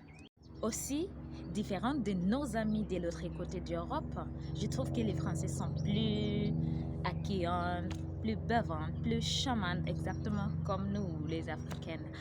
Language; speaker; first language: French; non-native, learner; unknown